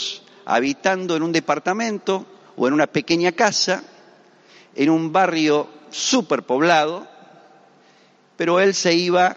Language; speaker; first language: Spanish; native; Spanish